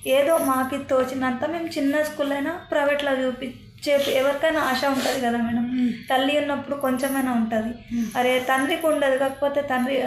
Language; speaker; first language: Telugu; non-native, local second language; Hindi